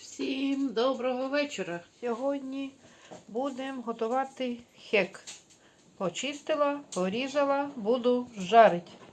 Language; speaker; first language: Ukrainian; native; Ukrainian